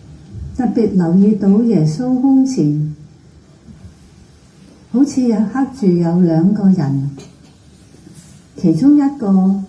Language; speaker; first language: Cantonese; native; Cantonese